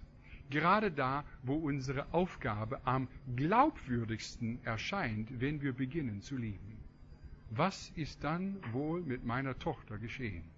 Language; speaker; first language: German; non-native, fluent; English